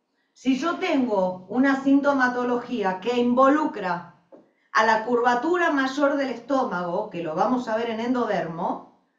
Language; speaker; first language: Spanish; native; Spanish